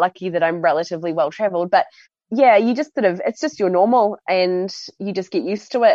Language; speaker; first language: English; native; English